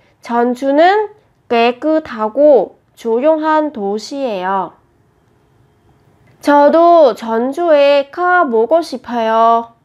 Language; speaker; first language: Korean; non-native, fluent; Vietnamese